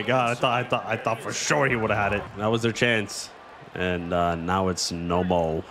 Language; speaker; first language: English; native; English